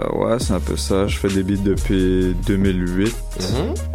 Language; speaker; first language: French; non-native, local second language; Arabic